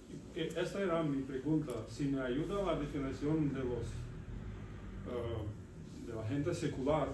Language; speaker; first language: Spanish; non-native, learner; Russian